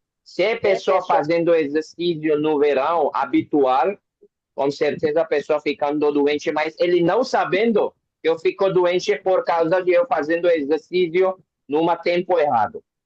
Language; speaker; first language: Portuguese; non-native, learner; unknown